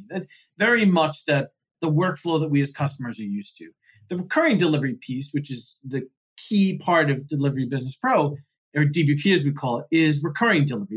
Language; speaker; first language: English; native; English